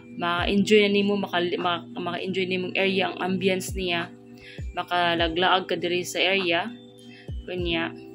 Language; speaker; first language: Cebuano; native; Cebuano